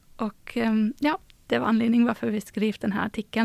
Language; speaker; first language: Swedish; non-native, fluent; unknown